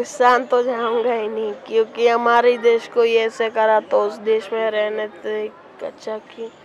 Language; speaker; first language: Hindi; early bilingual, other home language; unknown